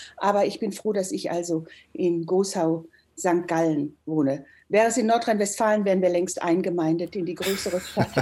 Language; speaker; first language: German; native; German